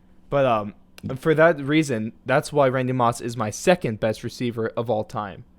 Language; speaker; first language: English; native; English